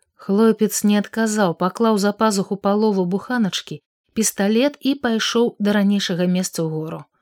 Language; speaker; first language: Belarusian; native; Belarusian